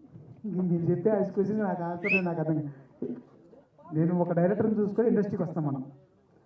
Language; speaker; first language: Telugu; native; Telugu